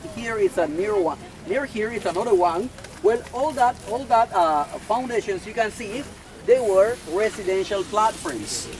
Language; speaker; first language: English; non-native, fluent; Spanish